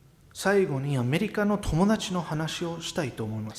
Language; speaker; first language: Japanese; non-native, fluent; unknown